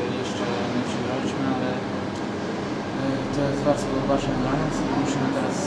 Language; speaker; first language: Polish; non-native, fluent; Spanish